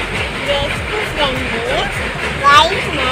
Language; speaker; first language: English; non-native, local second language; Tamil